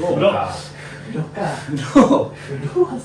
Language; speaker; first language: Japanese; native; Japanese